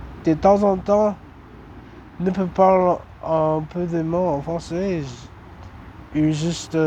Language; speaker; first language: French; non-native, learner; English